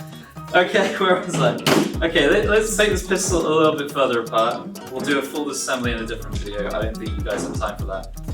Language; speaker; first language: English; native; English